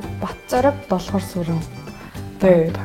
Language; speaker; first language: Korean; non-native, fluent; Mongolian